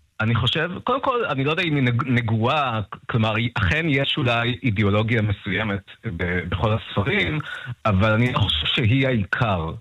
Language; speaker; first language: Hebrew; early bilingual, other home language; Russian